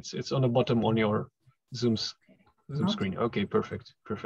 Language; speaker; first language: English; non-native, fluent; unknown